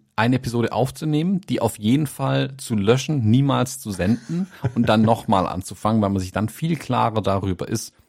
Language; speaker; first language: German; non-native, fluent; English